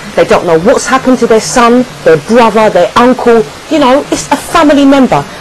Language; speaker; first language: English; native; English